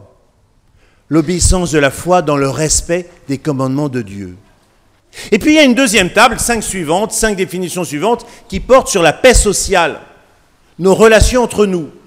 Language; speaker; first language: French; native; French